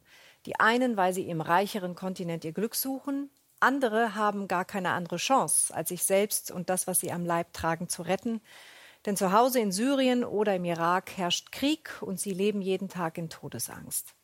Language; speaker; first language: German; native; German